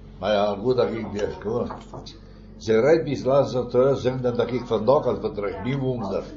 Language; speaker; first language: Dutch; non-native, fluent; Italian